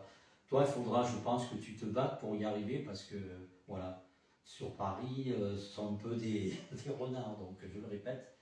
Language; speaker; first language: French; native; French